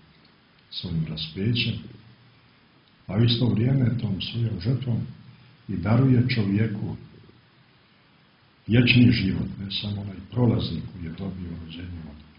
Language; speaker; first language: Croatian; native; Croatian